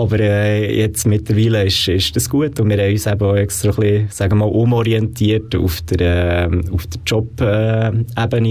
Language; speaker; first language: German; native; German